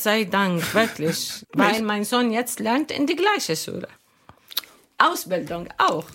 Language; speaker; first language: German; non-native, learner; Arabic